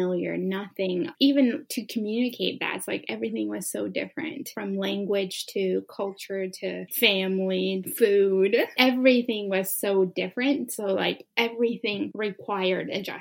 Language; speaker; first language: English; early bilingual, other home language; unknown